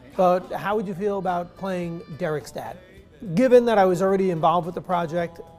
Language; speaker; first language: English; native; English